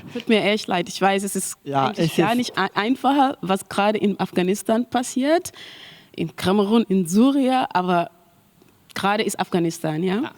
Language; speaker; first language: German; non-native, learner; Mandingo